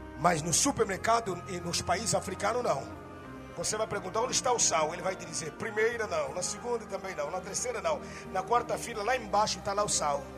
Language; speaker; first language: Portuguese; native; Portuguese